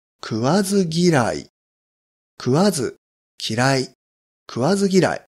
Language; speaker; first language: Japanese; native; Japanese